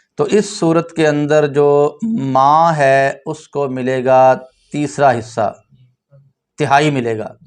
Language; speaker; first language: Urdu; non-native, local second language; Punjabi